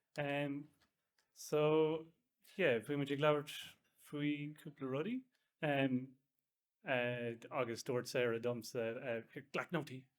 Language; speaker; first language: Irish; non-native, local second language; English